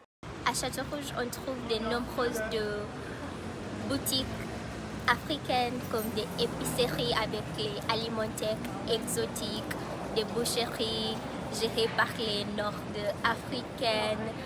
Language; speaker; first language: French; non-native, fluent; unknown